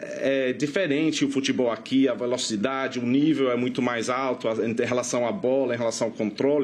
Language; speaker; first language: Portuguese; non-native, fluent; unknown